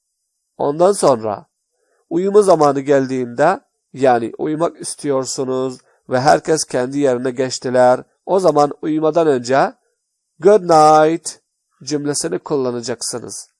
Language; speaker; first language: Turkish; non-native, fluent; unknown